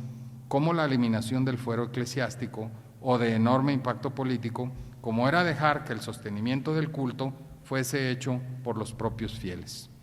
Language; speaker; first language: Spanish; native; Spanish